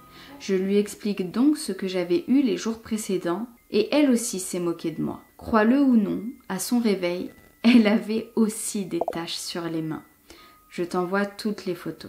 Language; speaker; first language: French; native; French